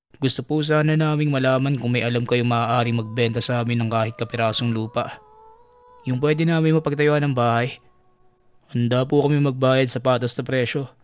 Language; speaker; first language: Filipino; native; Filipino